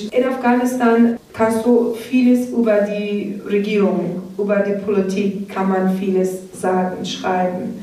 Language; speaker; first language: German; non-native, learner; Persian